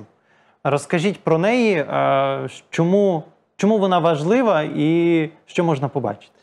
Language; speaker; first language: Ukrainian; native; Ukrainian